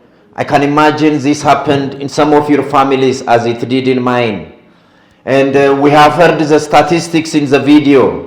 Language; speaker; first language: English; non-native, fluent; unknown